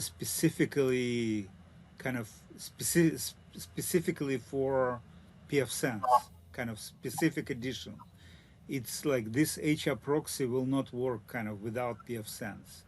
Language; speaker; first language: English; non-native, learner; Russian